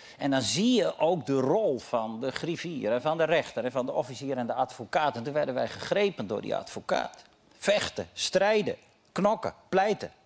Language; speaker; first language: Dutch; native; Dutch